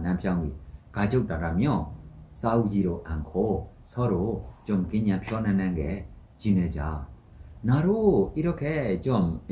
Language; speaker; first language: Korean; non-native, learner; Burmese